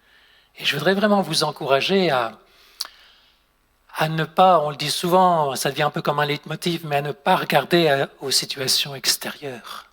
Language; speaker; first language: French; native; French